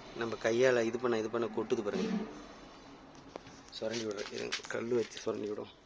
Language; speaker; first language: Tamil; native; Tamil